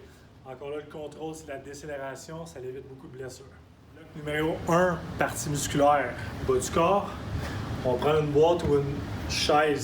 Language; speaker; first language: French; native; French